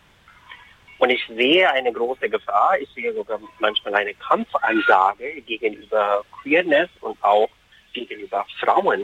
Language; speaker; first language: German; non-native, fluent; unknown